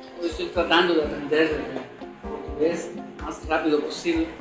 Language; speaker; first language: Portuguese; non-native, learner; Spanish